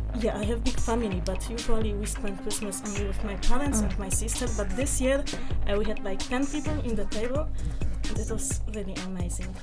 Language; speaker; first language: English; non-native, learner; Polish